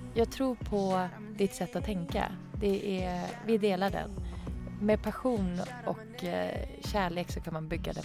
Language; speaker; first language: Swedish; non-native, fluent; Persian